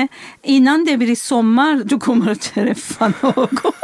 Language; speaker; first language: Swedish; non-native, fluent; Persian